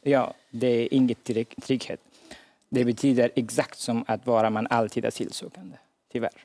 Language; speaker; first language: Swedish; non-native, fluent; Hazaragi